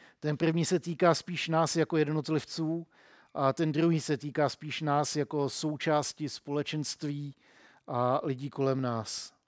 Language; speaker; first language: Czech; native; Czech